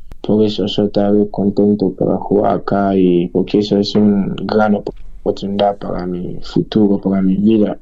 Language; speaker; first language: Spanish; non-native, learner; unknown